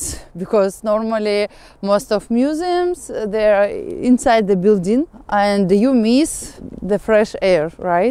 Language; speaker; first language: English; non-native, fluent; Russian